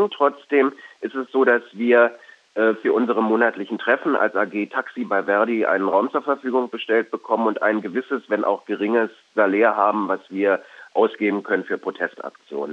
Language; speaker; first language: German; native; German